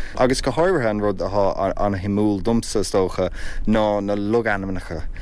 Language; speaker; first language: Irish; non-native, local second language; English